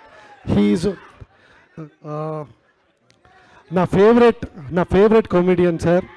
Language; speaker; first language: Telugu; non-native, learner; Kannada